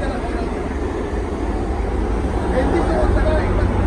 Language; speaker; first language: Arabic; non-native, learner; Urdu